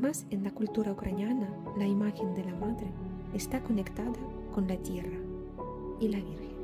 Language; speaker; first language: Spanish; non-native, fluent; Ukrainian